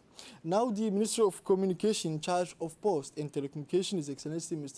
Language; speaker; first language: English; non-native, fluent; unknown